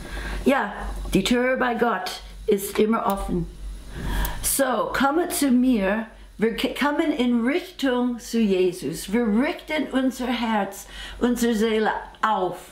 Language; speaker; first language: German; non-native, fluent; English